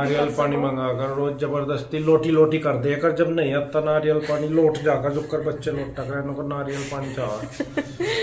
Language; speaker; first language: Hindi; native; Hindi